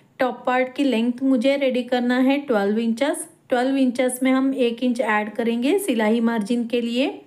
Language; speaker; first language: Hindi; non-native, local second language; Kannada